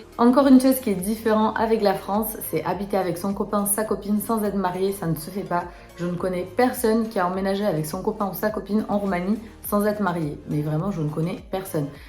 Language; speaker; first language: French; early bilingual, other home language; Romanian